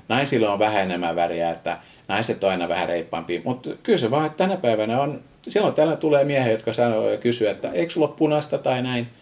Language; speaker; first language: Finnish; non-native, fluent; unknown